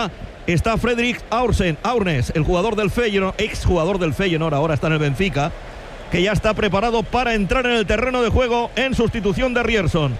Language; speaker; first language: Spanish; native; Spanish